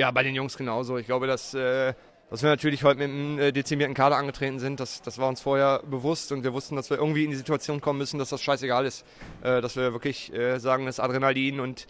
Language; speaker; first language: German; native; German